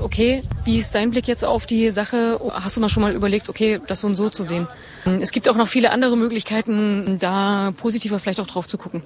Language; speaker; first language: German; native; German